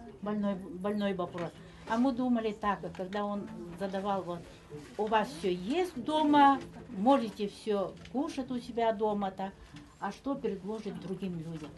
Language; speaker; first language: Russian; native; Russian